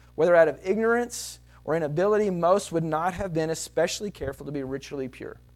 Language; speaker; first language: English; native; English